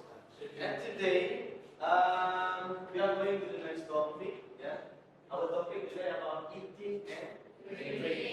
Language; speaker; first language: English; non-native, learner; Indonesian